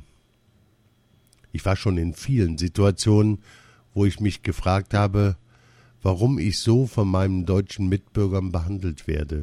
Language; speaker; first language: German; early bilingual, other home language; Arabic